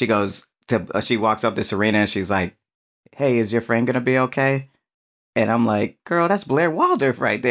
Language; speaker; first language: English; native; English